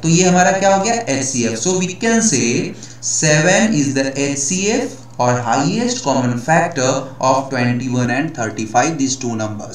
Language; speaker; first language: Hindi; native; Hindi